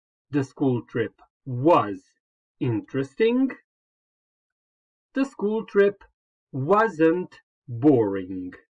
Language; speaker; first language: English; non-native, fluent; Croatian